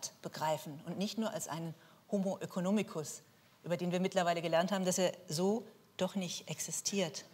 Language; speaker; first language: German; native; German